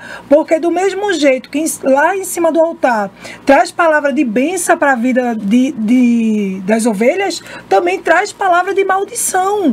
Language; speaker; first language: Portuguese; native; Portuguese